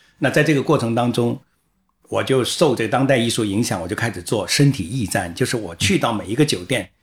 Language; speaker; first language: Chinese; native; Chinese